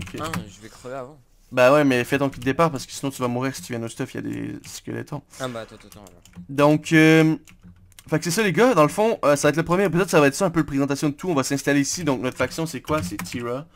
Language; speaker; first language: French; native; French